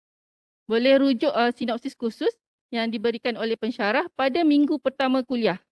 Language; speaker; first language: Malay; native; Malay